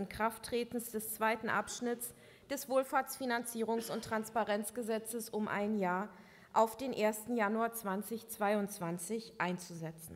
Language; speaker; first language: German; native; German